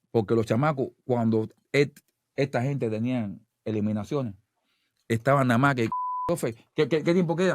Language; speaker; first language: Spanish; native; Spanish